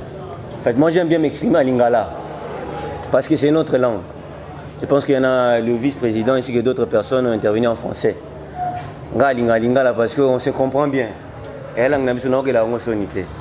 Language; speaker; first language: French; non-native, local second language; Lingala